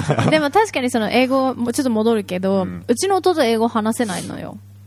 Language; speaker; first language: Japanese; native; Japanese